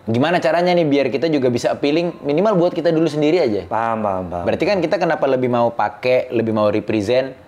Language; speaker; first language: Indonesian; native; Indonesian